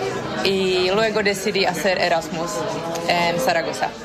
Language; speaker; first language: Spanish; non-native, fluent; Czech